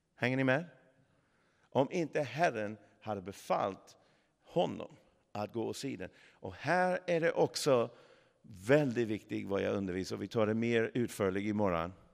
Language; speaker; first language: Swedish; non-native, fluent; English